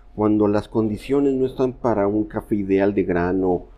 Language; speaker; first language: Spanish; native; Spanish